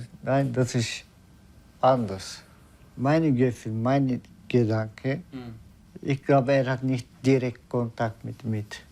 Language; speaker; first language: German; non-native, learner; Turkish